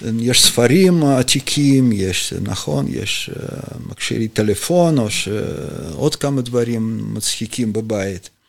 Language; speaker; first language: Hebrew; non-native, fluent; Russian